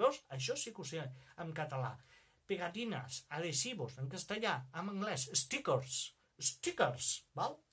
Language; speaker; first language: Catalan; non-native, local second language; Spanish